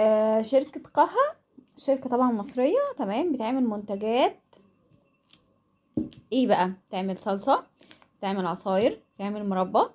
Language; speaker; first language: Arabic; native; Arabic